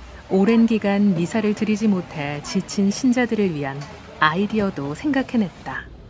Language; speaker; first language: Korean; native; Korean